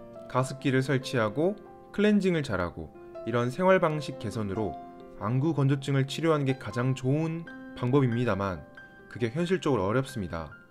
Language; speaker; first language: Korean; native; Korean